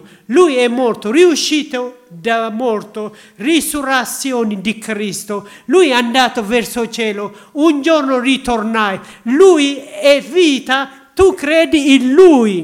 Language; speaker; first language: Italian; non-native, learner; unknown